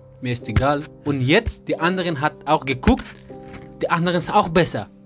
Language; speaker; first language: German; non-native, learner; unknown